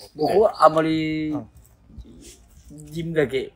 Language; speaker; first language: Japanese; non-native, learner; Thai